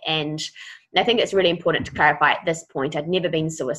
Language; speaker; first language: English; native; English